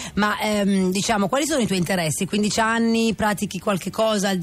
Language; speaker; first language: Italian; native; Italian